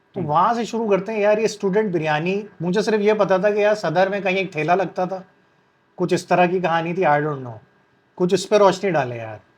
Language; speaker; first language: Urdu; native; Urdu